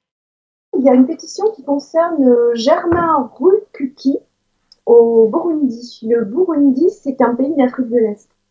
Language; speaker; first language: French; native; French